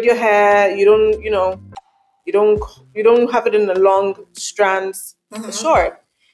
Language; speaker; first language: English; non-native, local second language; Akan